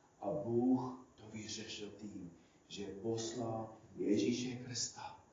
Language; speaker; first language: Czech; non-native, fluent; English